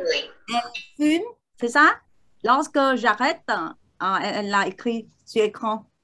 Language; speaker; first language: French; non-native, learner; Vietnamese